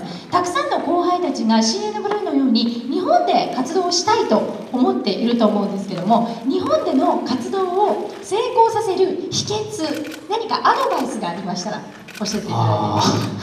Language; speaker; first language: Japanese; native; Japanese